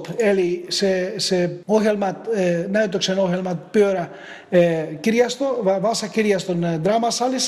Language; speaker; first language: Finnish; non-native, fluent; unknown